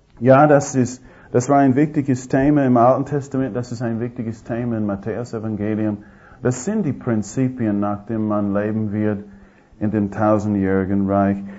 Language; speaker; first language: German; non-native, fluent; English